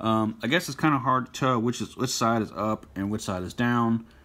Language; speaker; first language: English; native; English